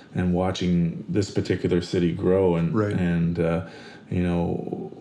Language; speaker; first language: English; native; English